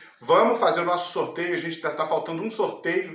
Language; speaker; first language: Portuguese; native; Portuguese